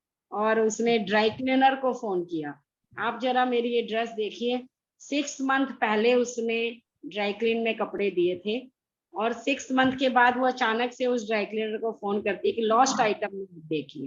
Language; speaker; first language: Hindi; native; Hindi